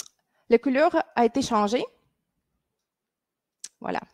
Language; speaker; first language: French; non-native, fluent; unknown